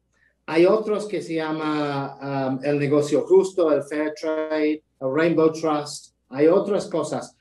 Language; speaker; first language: Spanish; non-native, fluent; English